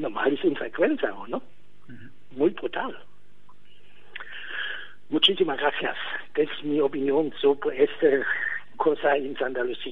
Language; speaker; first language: Spanish; non-native, learner; German